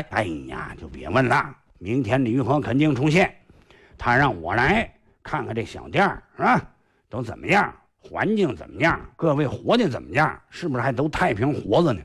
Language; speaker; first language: Chinese; native; Chinese